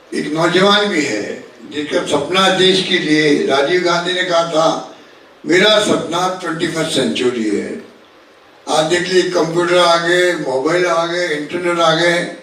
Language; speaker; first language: Hindi; native; Hindi